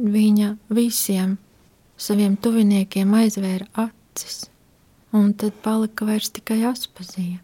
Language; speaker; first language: Latvian; native; Latvian